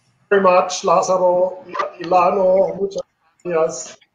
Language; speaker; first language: Spanish; non-native, learner; German